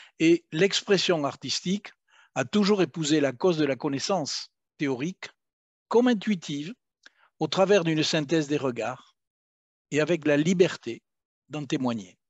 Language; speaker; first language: French; native; French